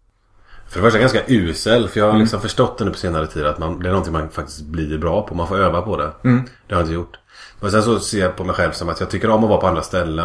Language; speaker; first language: Swedish; native; Swedish